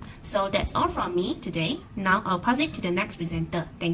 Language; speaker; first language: English; non-native, local second language; Malay